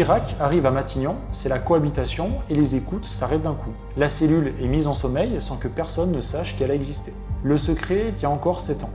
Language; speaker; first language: French; native; French